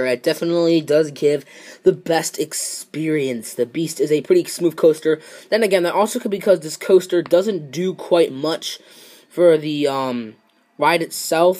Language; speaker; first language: English; native; English